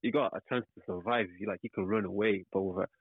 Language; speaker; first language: English; native; English